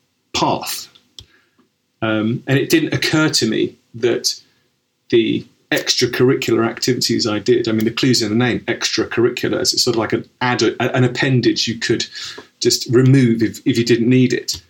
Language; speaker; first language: English; native; English